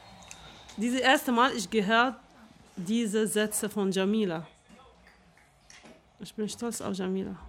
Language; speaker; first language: German; non-native, learner; Arabic